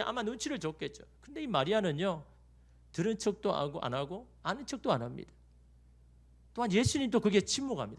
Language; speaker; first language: Korean; native; Korean